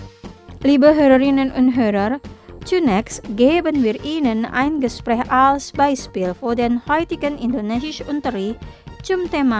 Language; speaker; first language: German; non-native, fluent; Indonesian